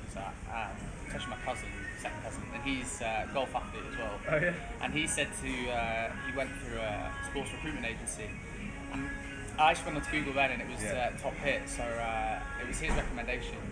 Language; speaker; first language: English; native; English